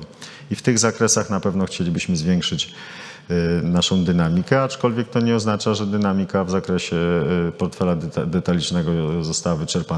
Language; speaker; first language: Polish; native; Polish